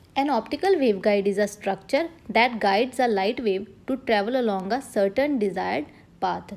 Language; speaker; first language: English; non-native, local second language; Punjabi